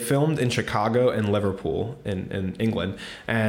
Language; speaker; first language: English; native; English